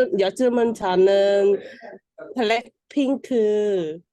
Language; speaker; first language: Korean; non-native, learner; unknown